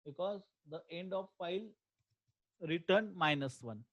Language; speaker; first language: English; non-native, local second language; Marathi